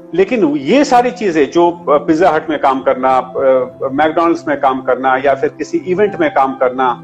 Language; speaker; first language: Hindi; native; Hindi